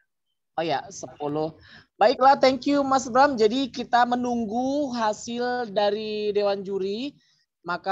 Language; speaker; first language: Indonesian; native; Indonesian